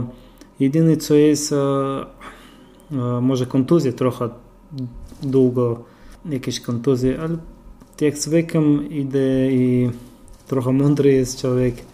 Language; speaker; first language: Polish; non-native, fluent; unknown